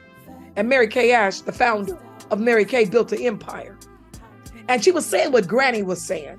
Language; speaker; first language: English; native; English